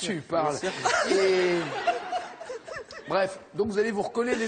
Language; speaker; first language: French; native; French